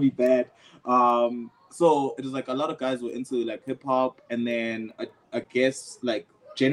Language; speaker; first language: English; non-native, local second language; Zulu